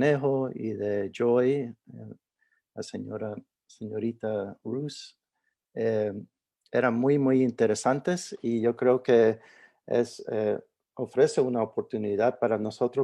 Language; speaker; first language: Spanish; early bilingual, heritage; Spanish